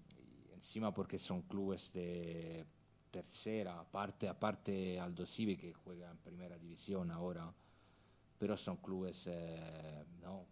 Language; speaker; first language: Spanish; non-native, fluent; Italian